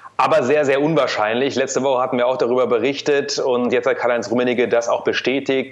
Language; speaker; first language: German; native; German